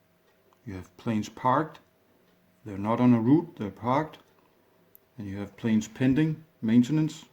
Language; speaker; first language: English; non-native, fluent; Danish